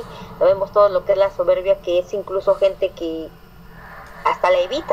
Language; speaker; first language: Spanish; native; Spanish